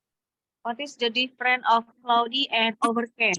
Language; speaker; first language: English; non-native, learner; Indonesian